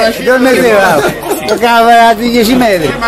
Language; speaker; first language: Italian; native; Italian